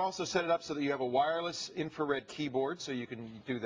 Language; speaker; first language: English; native; English